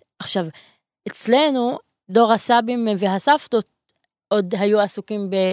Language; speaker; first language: Hebrew; non-native, local second language; Arabic